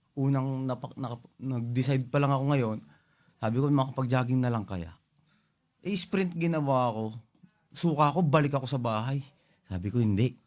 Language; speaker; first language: Filipino; non-native, local second language; Pampanga